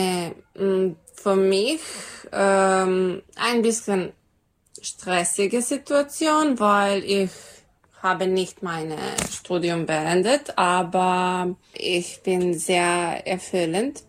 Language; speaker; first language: German; non-native, learner; Serbian